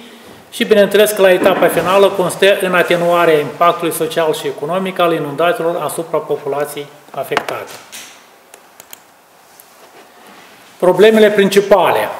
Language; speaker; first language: Romanian; native; Romanian